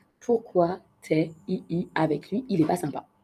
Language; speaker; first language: French; native; French